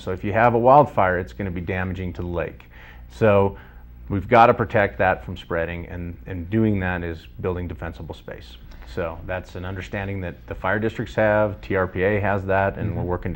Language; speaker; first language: English; native; English